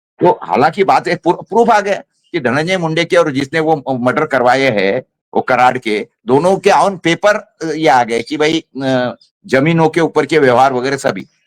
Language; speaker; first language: Hindi; non-native, local second language; Marathi